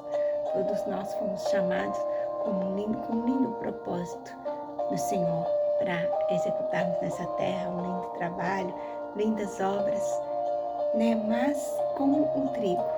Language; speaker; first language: Portuguese; native; Portuguese